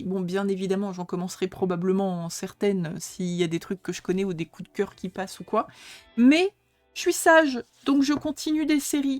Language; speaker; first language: French; native; French